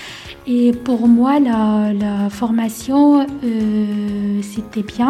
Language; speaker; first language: French; non-native, learner; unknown